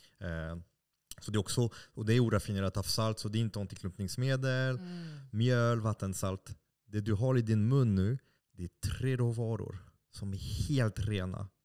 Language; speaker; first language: Swedish; non-native, fluent; French